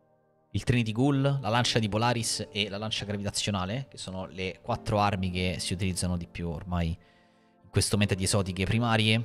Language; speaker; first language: Italian; native; Italian